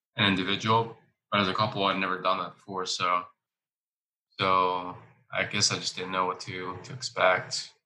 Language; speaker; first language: English; early bilingual, other home language; Spanish